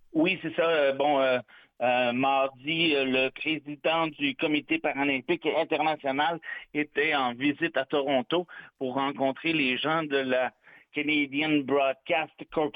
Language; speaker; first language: French; native; French